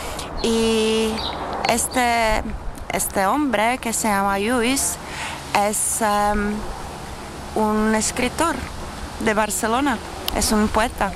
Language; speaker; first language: Spanish; non-native, fluent; Czech